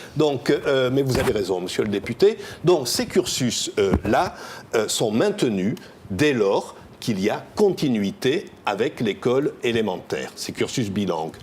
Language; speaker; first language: French; native; French